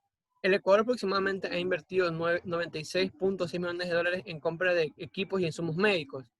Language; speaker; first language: Spanish; native; Spanish